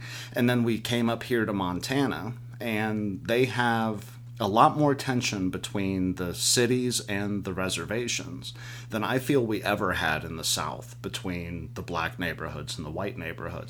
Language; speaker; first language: English; native; English